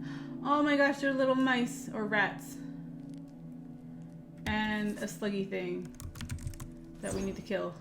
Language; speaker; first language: English; native; English